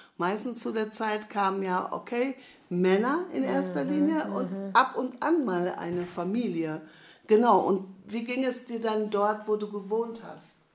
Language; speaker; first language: German; native; German